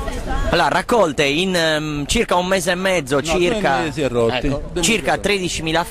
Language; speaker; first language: Italian; native; Italian